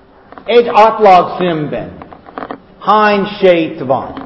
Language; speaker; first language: Hungarian; non-native, fluent; English